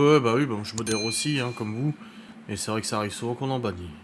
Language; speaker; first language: French; native; French